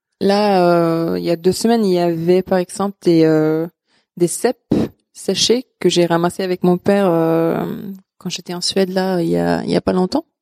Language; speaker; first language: French; non-native, fluent; Swedish